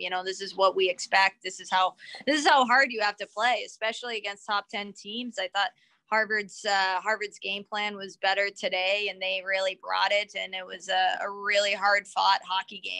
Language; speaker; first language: English; native; English